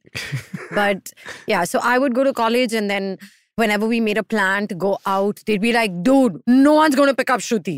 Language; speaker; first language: English; non-native, local second language; Hindi